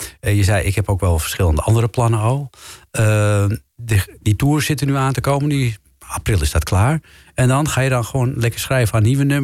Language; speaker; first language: Dutch; native; Dutch